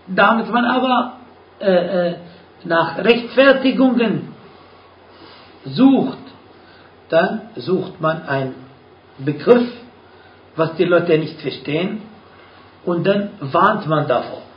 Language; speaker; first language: German; non-native, fluent; Arabic